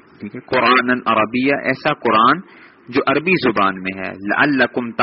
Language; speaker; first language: Urdu; native; Urdu